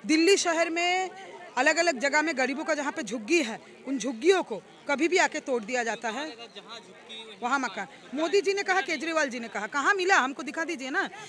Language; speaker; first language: Hindi; non-native, local second language; Bangla